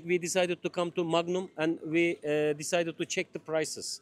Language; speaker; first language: English; non-native, learner; Turkish